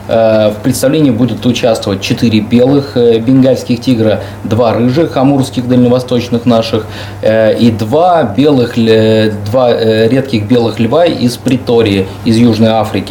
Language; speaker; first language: Russian; native; Russian